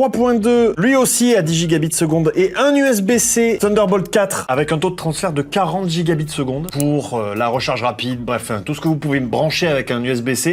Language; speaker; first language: French; native; French